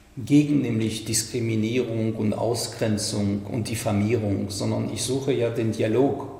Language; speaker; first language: German; non-native, fluent; French